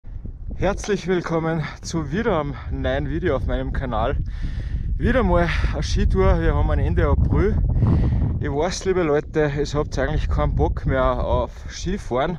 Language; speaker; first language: German; native; German